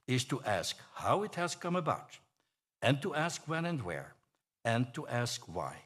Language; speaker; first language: English; non-native, fluent; Dutch